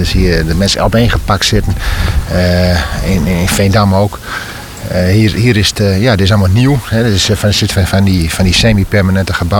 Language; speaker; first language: Dutch; native; Dutch